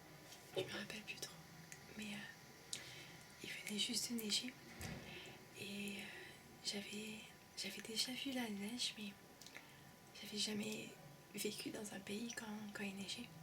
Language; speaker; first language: French; early bilingual, heritage; French